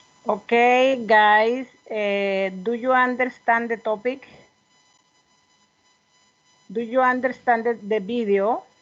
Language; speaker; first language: English; non-native, learner; Spanish